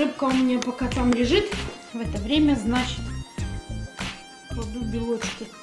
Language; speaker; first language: Russian; native; Russian